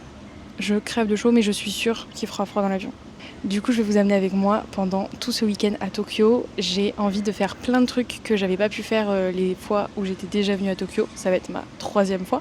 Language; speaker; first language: French; native; French